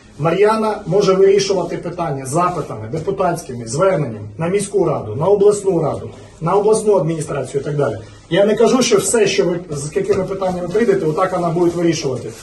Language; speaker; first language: Ukrainian; non-native, local second language; Russian